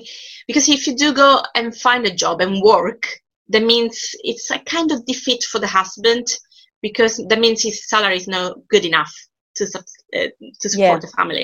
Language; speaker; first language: English; non-native, fluent; Italian